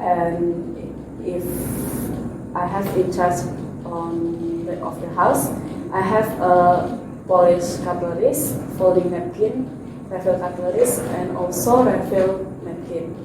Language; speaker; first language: English; non-native, learner; Indonesian